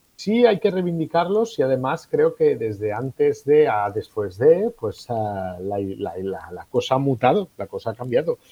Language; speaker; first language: Spanish; non-native, local second language; Catalan